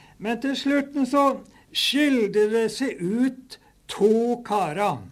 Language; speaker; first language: Norwegian; native; Norwegian